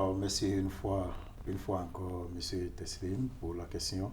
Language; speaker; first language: French; non-native, fluent; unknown